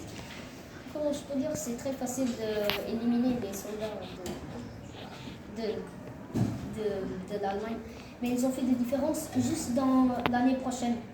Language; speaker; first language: French; non-native, learner; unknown